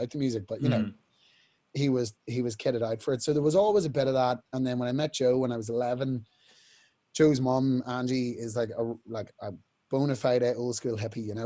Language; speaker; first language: English; native; English